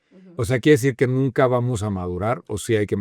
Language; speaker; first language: Spanish; native; Spanish